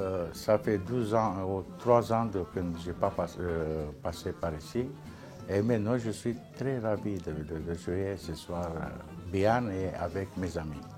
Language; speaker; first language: French; non-native, learner; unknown